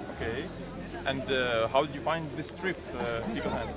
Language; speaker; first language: English; non-native, learner; Russian